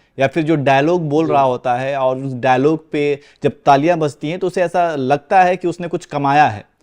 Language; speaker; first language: Hindi; native; Hindi